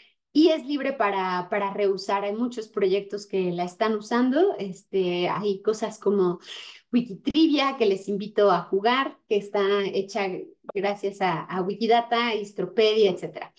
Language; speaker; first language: Spanish; native; Spanish